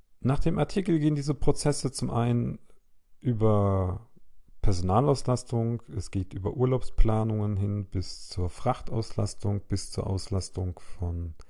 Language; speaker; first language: German; native; German